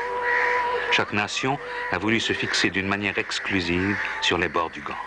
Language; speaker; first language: French; native; French